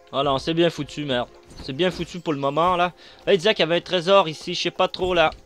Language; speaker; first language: French; native; French